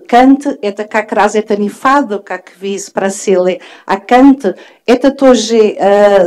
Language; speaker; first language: Russian; non-native, fluent; Portuguese